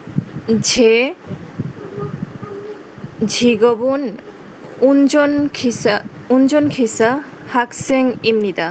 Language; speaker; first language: Korean; non-native, learner; Bangla